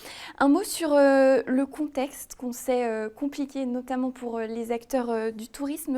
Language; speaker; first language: French; native; French